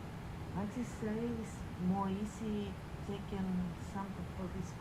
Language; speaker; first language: English; non-native, learner; Spanish